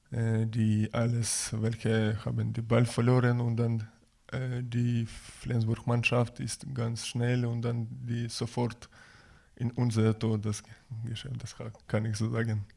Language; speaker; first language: German; non-native, learner; Russian